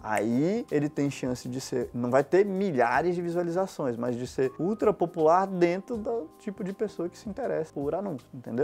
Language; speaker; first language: Portuguese; native; Portuguese